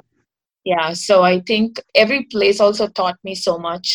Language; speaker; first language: English; non-native, local second language; Marathi